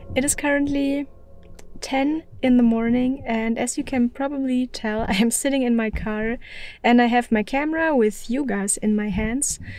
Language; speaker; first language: English; non-native, fluent; German